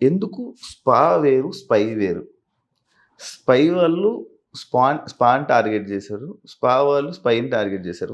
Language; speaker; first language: Telugu; native; Telugu